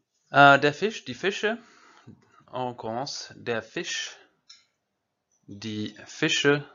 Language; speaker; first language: German; non-native, fluent; French